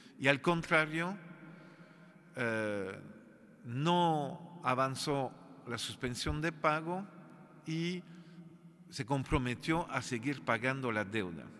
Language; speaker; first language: Spanish; non-native, fluent; French